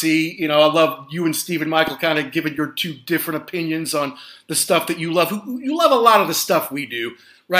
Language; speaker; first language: English; native; English